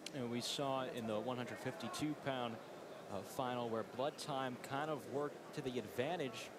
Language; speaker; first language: English; native; English